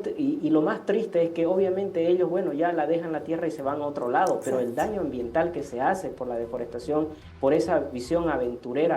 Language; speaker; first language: Spanish; native; Spanish